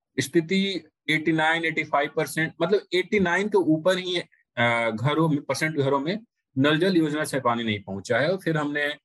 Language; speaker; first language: Hindi; native; Hindi